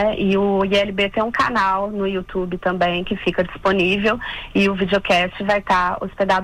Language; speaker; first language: Portuguese; native; Portuguese